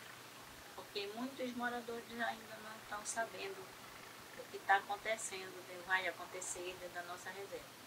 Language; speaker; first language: Portuguese; native; Portuguese